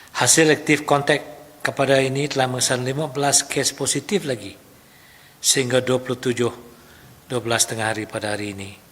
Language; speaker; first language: Malay; non-native, local second language; Iban